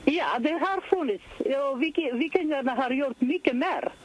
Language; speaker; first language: Swedish; non-native, fluent; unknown